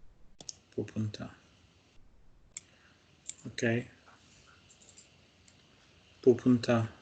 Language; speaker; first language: Filipino; non-native, learner; Russian